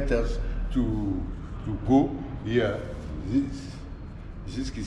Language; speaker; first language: English; non-native, learner; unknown